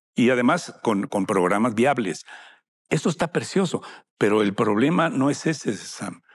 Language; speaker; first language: Spanish; native; Spanish